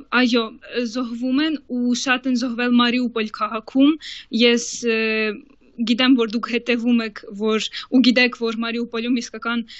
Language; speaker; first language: Armenian; early bilingual, heritage; Armenian